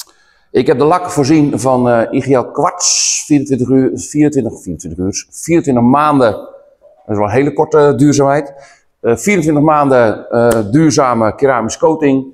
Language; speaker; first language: Dutch; native; Dutch